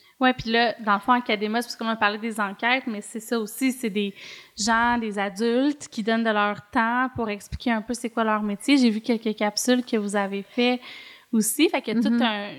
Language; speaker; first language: French; native; French